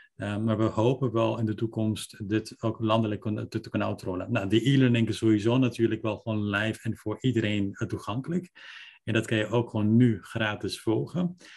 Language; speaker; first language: Dutch; early bilingual, other home language; Persian